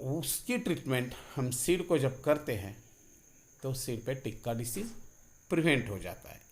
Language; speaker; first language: Hindi; non-native, local second language; Marathi